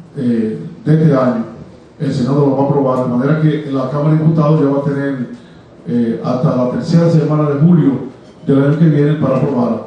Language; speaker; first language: Spanish; native; Spanish